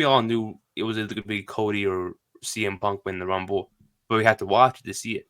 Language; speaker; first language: English; native; English